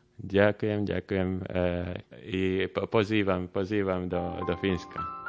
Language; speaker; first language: Slovak; non-native, learner; Finnish